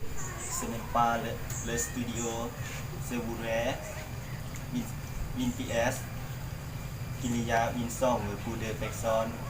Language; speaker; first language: French; non-native, learner; Lao